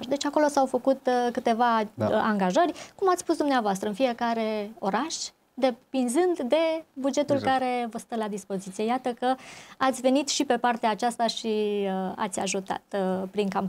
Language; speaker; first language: Romanian; native; Romanian